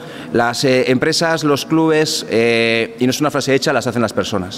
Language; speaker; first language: Spanish; native; Spanish